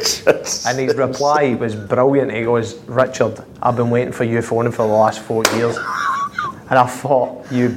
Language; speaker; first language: English; native; English